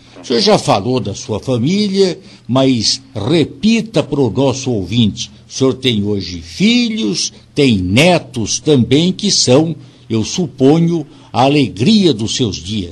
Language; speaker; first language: Portuguese; native; Portuguese